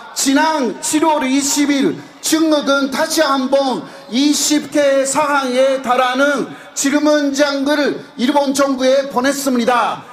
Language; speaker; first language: Korean; non-native, fluent; Japanese